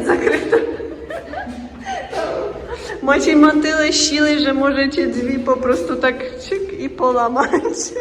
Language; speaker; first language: Polish; non-native, learner; Ukrainian